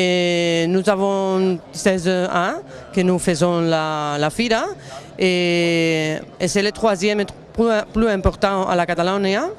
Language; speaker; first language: French; non-native, learner; Catalan